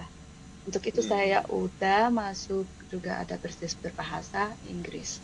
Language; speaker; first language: Indonesian; non-native, fluent; Arabic